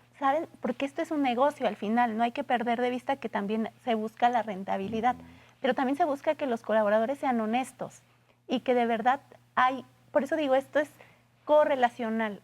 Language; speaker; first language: Spanish; native; Spanish